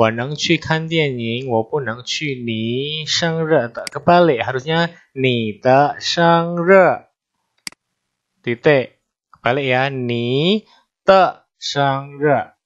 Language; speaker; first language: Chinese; non-native, fluent; Indonesian